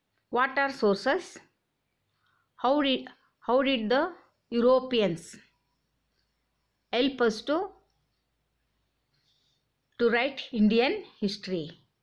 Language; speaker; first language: English; non-native, local second language; Kannada